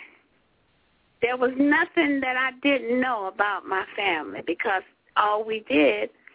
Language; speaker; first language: English; native; English